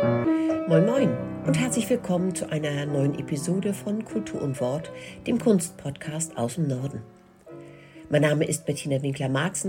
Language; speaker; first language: German; native; German